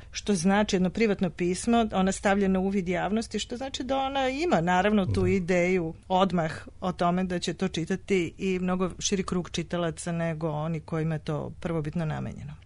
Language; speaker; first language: Serbian; native; Serbian